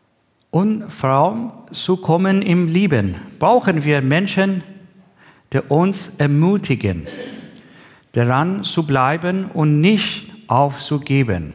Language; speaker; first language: German; non-native, learner; Persian